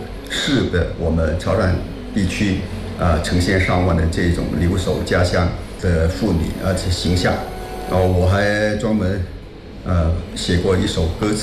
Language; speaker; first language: Chinese; non-native, local second language; Min Nan Chinese